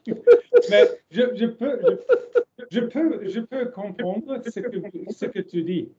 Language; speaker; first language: French; non-native, learner; German